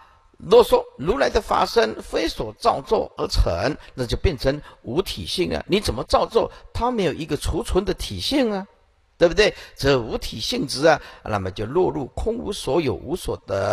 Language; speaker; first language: Chinese; native; Chinese